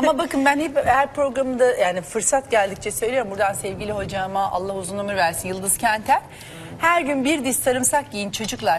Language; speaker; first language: Turkish; native; Turkish